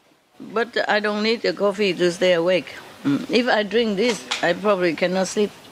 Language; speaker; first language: English; non-native, fluent; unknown